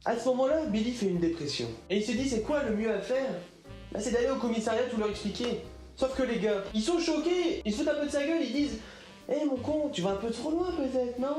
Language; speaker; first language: French; native; French